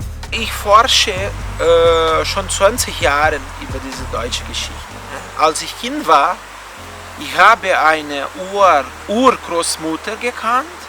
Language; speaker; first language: German; non-native, fluent; Portuguese